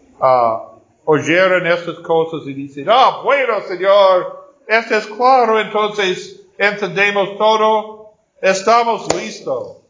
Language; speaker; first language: Spanish; non-native, fluent; Portuguese